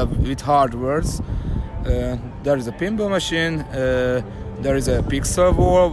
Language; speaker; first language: English; non-native, learner; Hungarian